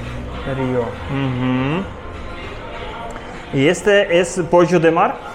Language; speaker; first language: Spanish; non-native, learner; Russian